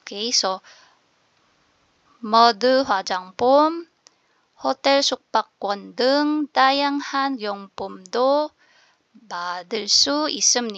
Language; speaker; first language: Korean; non-native, fluent; Filipino